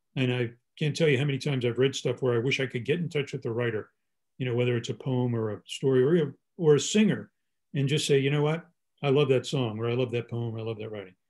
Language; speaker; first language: English; native; English